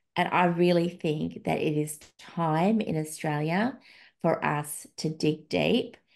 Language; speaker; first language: English; native; English